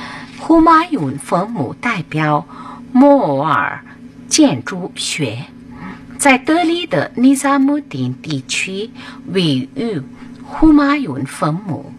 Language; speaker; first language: Chinese; non-native, learner; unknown